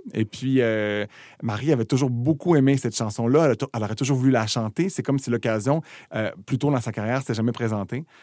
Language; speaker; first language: French; native; French